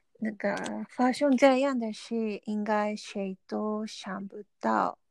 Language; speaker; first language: Chinese; non-native, learner; Vietnamese